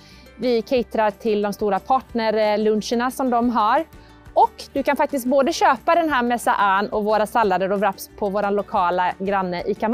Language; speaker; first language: Swedish; native; Swedish